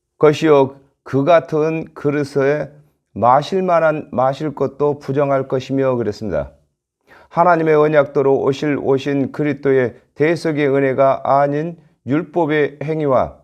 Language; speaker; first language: Korean; native; Korean